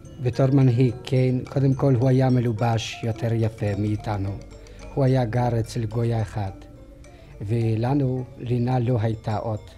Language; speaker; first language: Hebrew; non-native, fluent; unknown